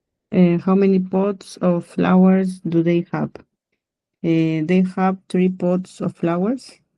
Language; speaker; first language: English; non-native, learner; Spanish